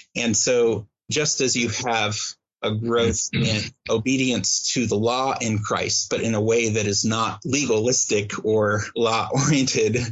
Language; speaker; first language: English; native; English